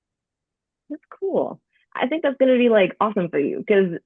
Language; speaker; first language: English; native; English